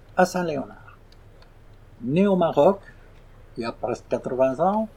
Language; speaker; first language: French; non-native, local second language; Arabic